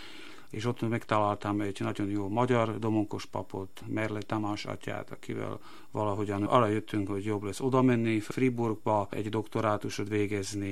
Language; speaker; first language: Hungarian; non-native, local second language; Slovak